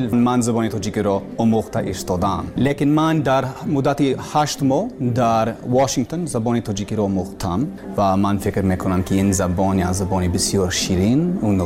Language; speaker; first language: Persian; non-native, learner; English